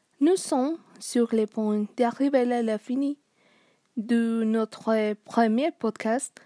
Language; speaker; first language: French; non-native, learner; Spanish